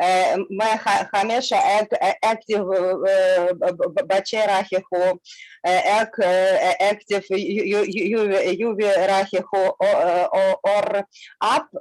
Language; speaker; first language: Hindi; non-native, learner; Russian